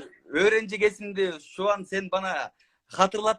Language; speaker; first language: Turkish; non-native, learner; Kyrgyz